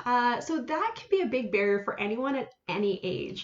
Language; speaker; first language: English; native; English